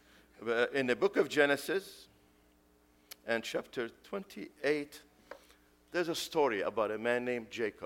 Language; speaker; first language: English; non-native, fluent; Arabic